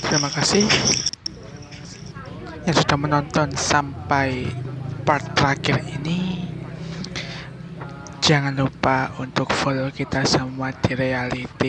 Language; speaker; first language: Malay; non-native, local second language; Javanese